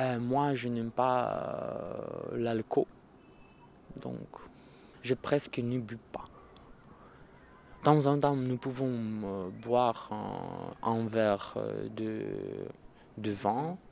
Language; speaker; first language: French; non-native, learner; Russian